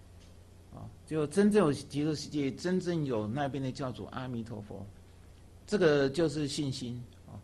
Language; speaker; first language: Chinese; native; Chinese